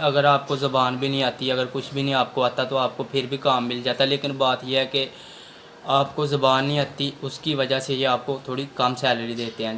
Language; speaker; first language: Urdu; non-native, local second language; Punjabi